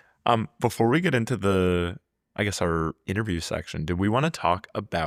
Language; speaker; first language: English; native; English